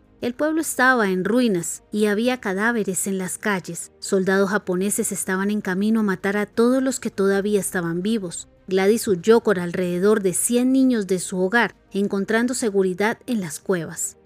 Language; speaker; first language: Spanish; native; Spanish